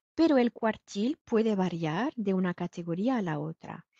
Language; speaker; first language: Spanish; non-native, fluent; French